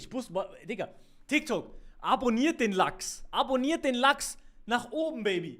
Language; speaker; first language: German; native; German